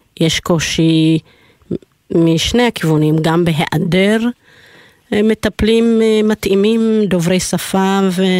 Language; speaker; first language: Hebrew; early bilingual, other home language; Amharic